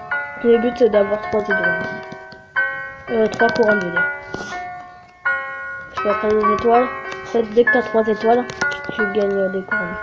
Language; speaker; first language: French; native; French